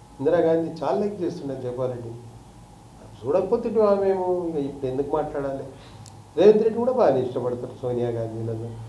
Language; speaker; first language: Telugu; native; Telugu